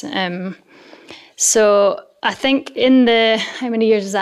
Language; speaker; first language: English; native; English